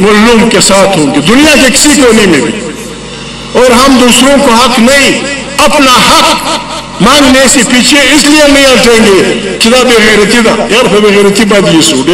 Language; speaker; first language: Urdu; non-native, local second language; Pashto